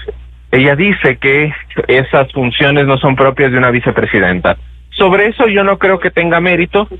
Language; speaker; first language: Spanish; native; Spanish